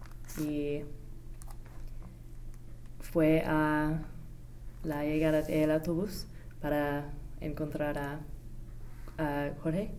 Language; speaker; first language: Spanish; non-native, learner; English